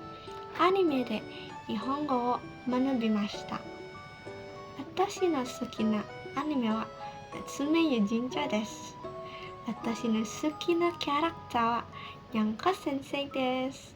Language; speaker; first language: Japanese; non-native, learner; Indonesian